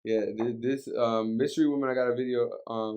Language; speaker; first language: English; native; English